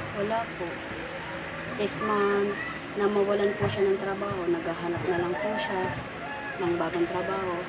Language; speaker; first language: Filipino; native; Filipino